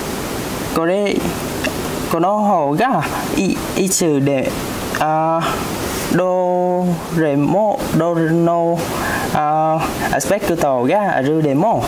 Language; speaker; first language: Japanese; non-native, learner; Vietnamese